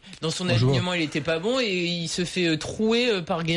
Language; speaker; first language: French; native; French